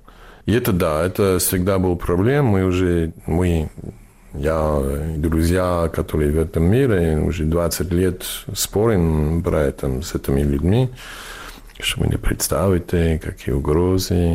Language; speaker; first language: Russian; non-native, fluent; English